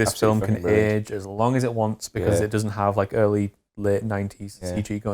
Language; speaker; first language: English; native; English